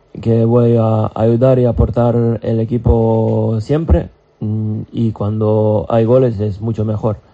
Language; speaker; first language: Spanish; non-native, fluent; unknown